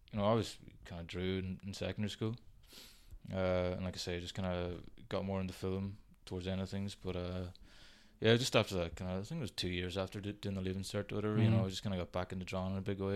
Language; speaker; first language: English; native; English